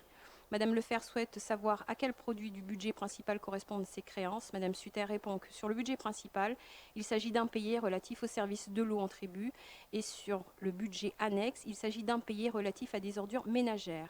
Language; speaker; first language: French; native; French